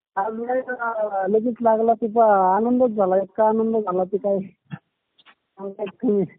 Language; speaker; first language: Marathi; native; Marathi